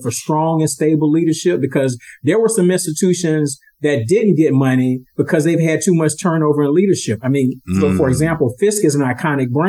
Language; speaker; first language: English; native; English